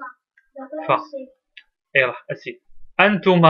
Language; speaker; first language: Arabic; native; Arabic